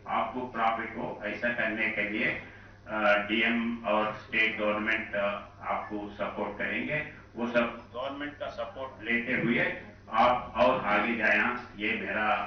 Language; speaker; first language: Hindi; non-native, local second language; Telugu